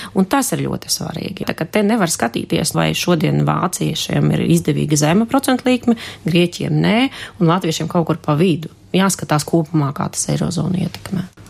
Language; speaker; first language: Latvian; non-native, local second language; Russian